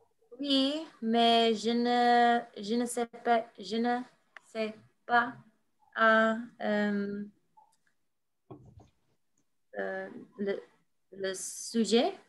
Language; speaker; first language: French; non-native, learner; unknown